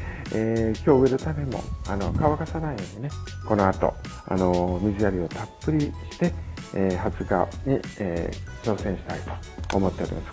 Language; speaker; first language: Japanese; native; Japanese